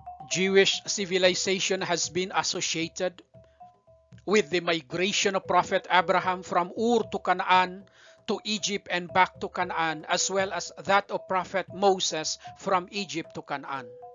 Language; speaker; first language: English; non-native, local second language; Maguindanaon